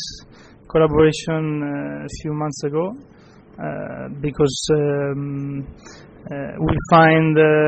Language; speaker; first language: English; non-native, fluent; Italian